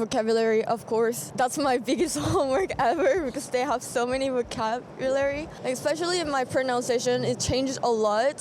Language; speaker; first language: English; non-native, fluent; Korean